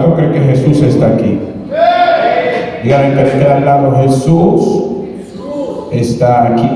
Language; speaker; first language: Spanish; native; Spanish